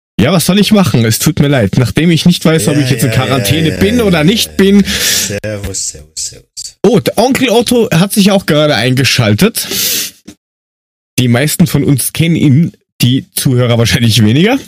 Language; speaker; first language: German; native; German